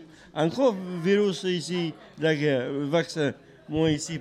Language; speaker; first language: French; non-native, learner; Albanian